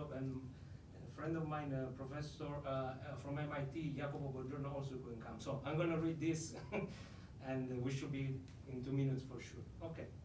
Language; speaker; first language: English; non-native, fluent; Italian